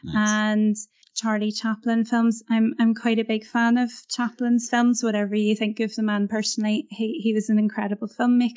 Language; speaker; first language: English; native; English